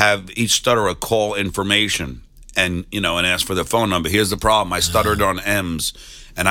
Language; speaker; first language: English; native; English